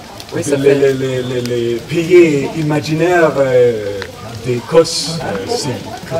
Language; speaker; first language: French; non-native, learner; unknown